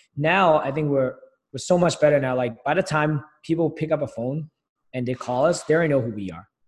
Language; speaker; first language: English; early bilingual, other home language; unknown